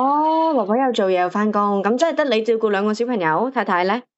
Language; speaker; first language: Cantonese; native; Cantonese